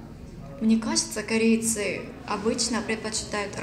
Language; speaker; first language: Russian; non-native, learner; Korean